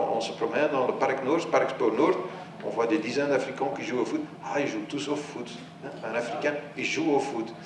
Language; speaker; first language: French; non-native, local second language; Dutch